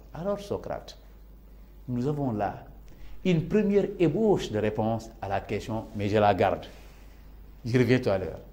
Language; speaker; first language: French; non-native, local second language; Serer